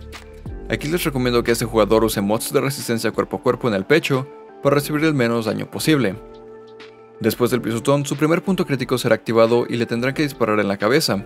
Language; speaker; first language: Spanish; native; Spanish